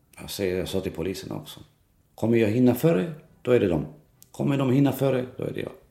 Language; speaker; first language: Swedish; non-native, local second language; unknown